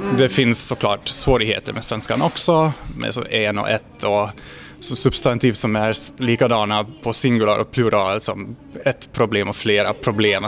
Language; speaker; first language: Swedish; non-native, fluent; Hungarian